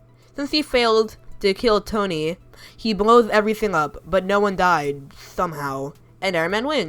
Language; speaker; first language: English; native; English